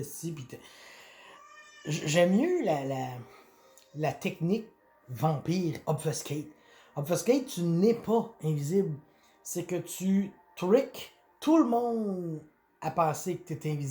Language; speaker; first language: French; native; French